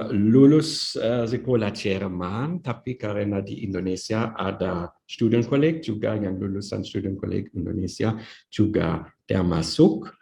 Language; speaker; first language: Indonesian; non-native, fluent; German